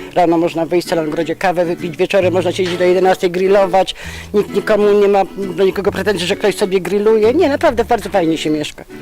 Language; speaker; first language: Polish; native; Polish